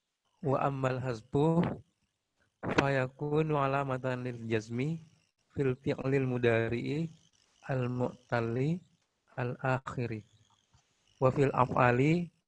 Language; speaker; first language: Arabic; non-native, learner; Indonesian